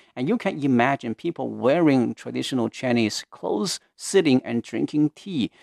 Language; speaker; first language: English; non-native, fluent; Chinese